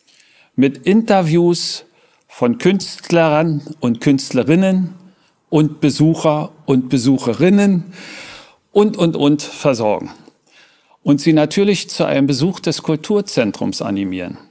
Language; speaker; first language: German; native; German